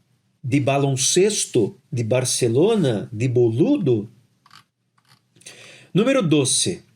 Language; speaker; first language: Spanish; non-native, fluent; Portuguese